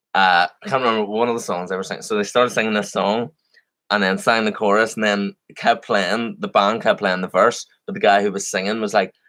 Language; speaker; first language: English; native; English